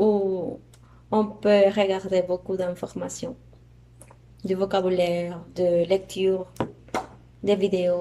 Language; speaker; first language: French; non-native, learner; Spanish